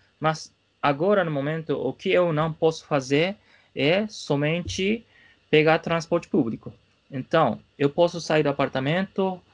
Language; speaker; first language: Portuguese; non-native, fluent; Japanese